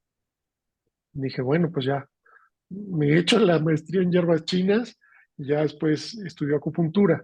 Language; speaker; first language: Spanish; native; Spanish